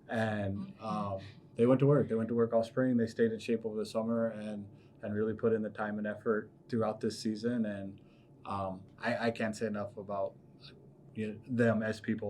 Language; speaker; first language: English; native; English